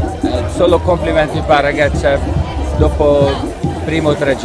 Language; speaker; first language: Italian; non-native, learner; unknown